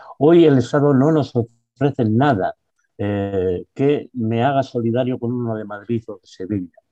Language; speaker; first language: Spanish; non-native, local second language; Basque